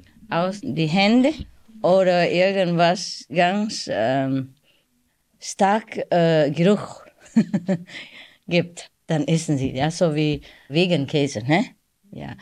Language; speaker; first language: German; non-native, learner; Vietnamese